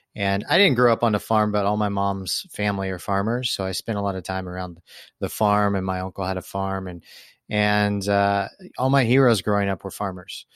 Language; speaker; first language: English; native; English